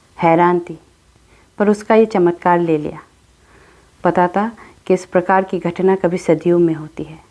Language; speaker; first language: Hindi; non-native, local second language; Adi